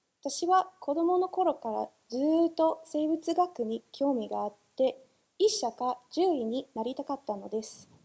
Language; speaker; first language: Japanese; non-native, fluent; English